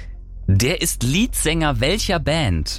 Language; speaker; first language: German; native; German